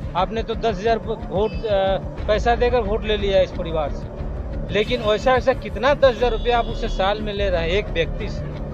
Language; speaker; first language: Hindi; native; Hindi